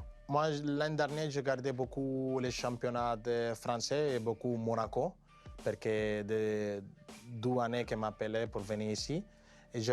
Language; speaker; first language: French; non-native, learner; Spanish